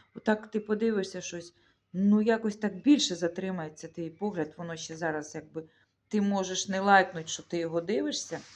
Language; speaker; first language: Ukrainian; non-native, local second language; Russian